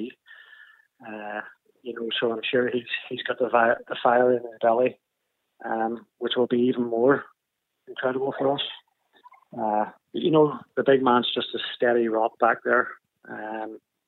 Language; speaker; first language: English; native; English